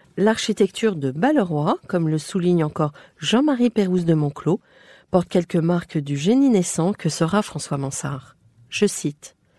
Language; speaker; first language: French; native; French